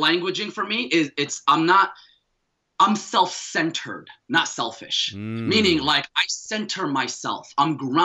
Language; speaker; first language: English; native; English